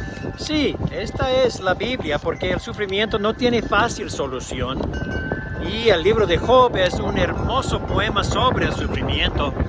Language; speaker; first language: Spanish; non-native, fluent; English